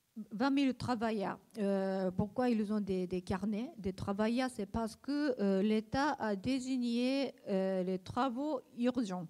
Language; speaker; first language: French; non-native, learner; Japanese